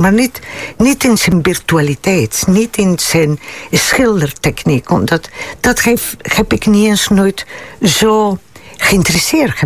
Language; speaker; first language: Dutch; non-native, fluent; Spanish